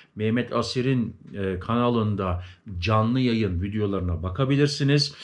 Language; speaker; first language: Turkish; early bilingual, heritage; Turkish